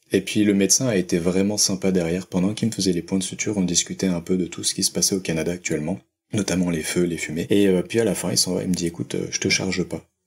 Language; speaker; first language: French; native; French